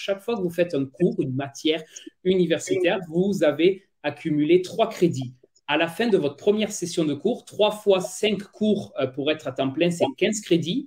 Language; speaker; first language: French; native; French